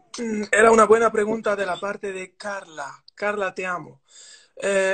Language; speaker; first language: Spanish; non-native, learner; French